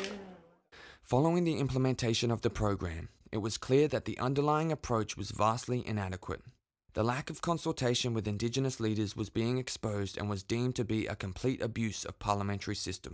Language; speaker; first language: English; native; English